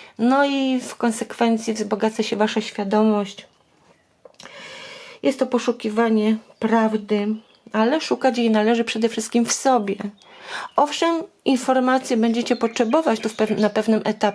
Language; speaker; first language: Polish; native; Polish